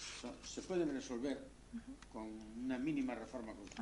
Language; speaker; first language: Spanish; native; Spanish